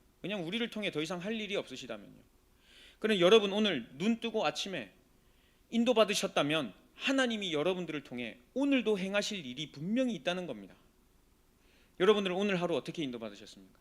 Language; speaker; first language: Korean; native; Korean